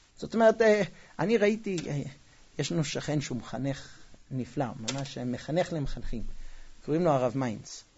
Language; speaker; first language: Hebrew; non-native, fluent; English